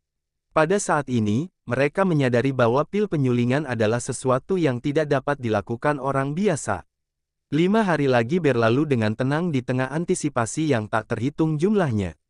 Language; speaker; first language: Indonesian; native; Indonesian